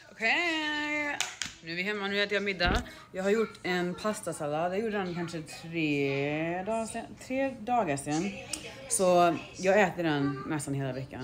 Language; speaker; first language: Swedish; early bilingual, heritage; Swedish